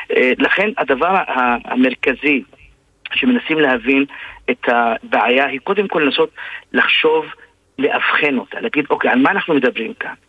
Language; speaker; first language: Hebrew; non-native, local second language; Arabic